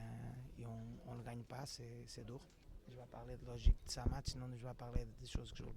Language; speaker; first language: French; non-native, learner; Portuguese